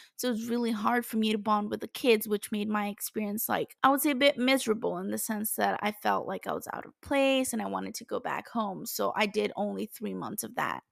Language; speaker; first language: English; non-native, fluent; Italian